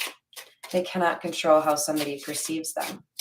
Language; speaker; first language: English; native; English